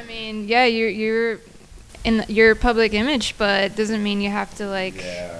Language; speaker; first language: English; non-native, local second language; Spanish